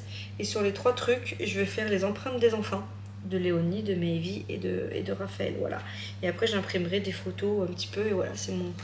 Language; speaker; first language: French; native; French